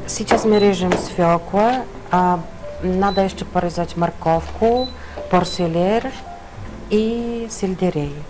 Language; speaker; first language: Russian; non-native, fluent; Polish